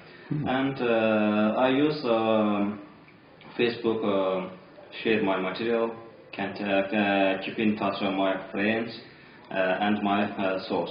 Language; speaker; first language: English; non-native, learner; Azerbaijani